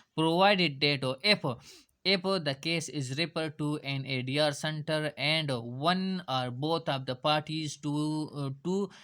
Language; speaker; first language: English; non-native, local second language; Urdu